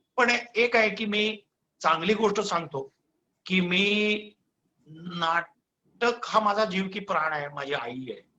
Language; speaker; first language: Marathi; non-native, local second language; Gujarati